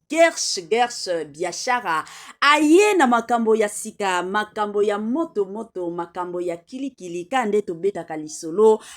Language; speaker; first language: Lingala; non-native, local second language; Swahili